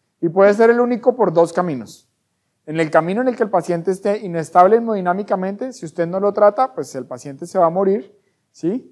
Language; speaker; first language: Spanish; native; Spanish